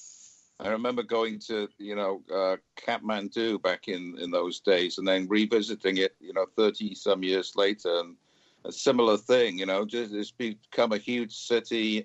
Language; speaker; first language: English; native; English